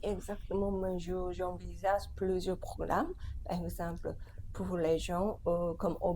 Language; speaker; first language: French; non-native, fluent; Japanese